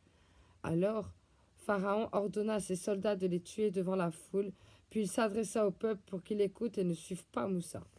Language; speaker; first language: French; native; French